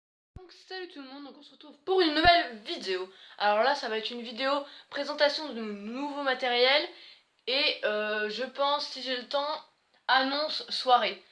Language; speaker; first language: French; native; French